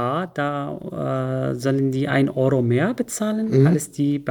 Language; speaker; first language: German; non-native, learner; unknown